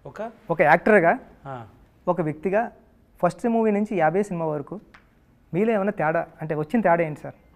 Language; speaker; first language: Telugu; native; Telugu